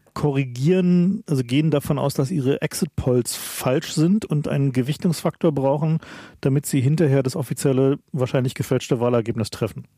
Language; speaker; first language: German; native; German